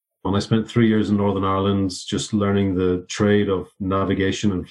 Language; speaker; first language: English; native; English